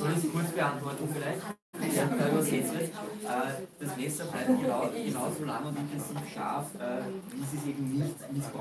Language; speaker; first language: German; native; German